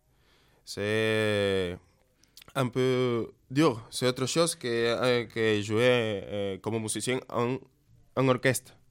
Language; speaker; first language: French; non-native, learner; Spanish